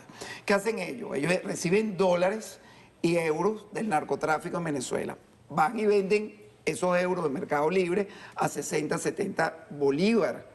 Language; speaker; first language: Spanish; native; Spanish